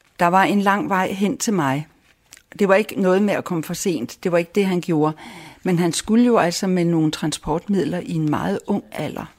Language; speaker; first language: Danish; native; Danish